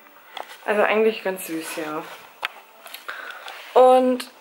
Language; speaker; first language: German; native; German